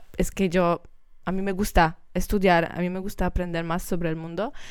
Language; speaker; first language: Spanish; non-native, learner; Polish